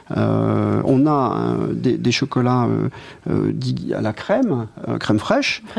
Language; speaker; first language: French; native; French